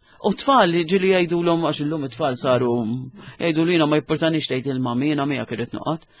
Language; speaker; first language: Maltese; native; Maltese